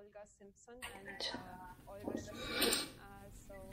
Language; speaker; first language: Spanish; non-native, learner; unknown